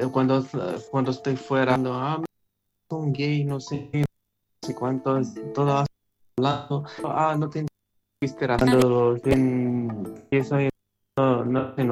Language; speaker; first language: Spanish; non-native, learner; Arabic